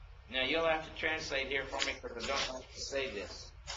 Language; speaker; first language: English; native; English